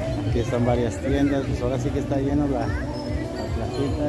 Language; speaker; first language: Spanish; native; Spanish